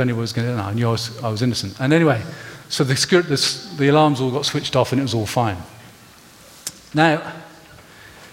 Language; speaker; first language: English; native; English